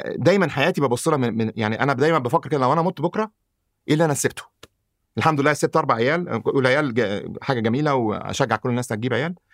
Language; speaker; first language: Arabic; native; Arabic